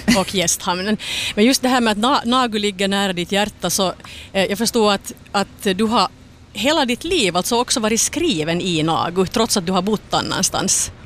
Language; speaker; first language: Swedish; native; Swedish